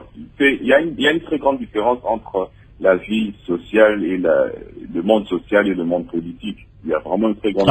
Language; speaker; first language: French; non-native, local second language; Lingala